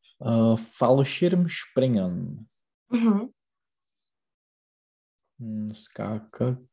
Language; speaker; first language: German; non-native, learner; Czech